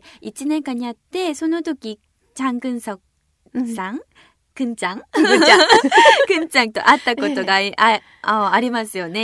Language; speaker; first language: Japanese; non-native, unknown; Korean